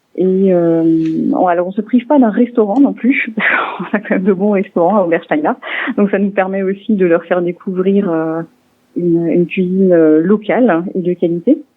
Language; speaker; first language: French; non-native, local second language; Swiss German